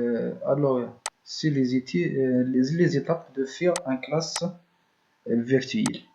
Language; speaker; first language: French; non-native, learner; Arabic